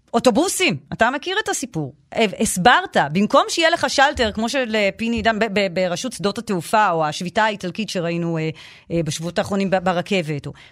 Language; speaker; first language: Hebrew; native; Hebrew